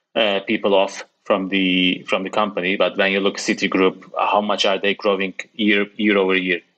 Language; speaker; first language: English; non-native, fluent; Turkish